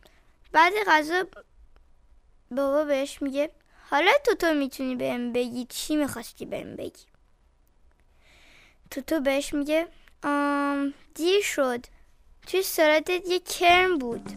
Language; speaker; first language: Persian; early bilingual, heritage; Persian